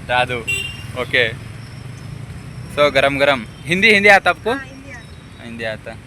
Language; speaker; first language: Hindi; non-native, local second language; Kannada